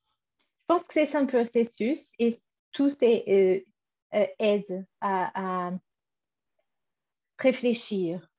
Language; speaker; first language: French; non-native, fluent; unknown